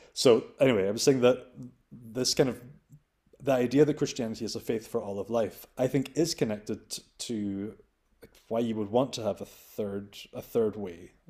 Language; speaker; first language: English; native; English